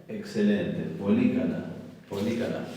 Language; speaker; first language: Greek; non-native, fluent; Spanish